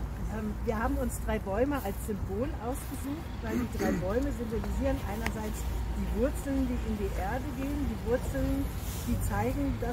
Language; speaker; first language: German; native; German